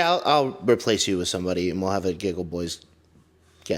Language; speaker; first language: English; native; English